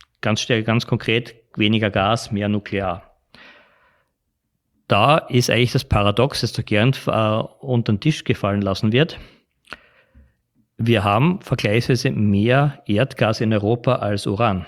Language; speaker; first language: German; native; German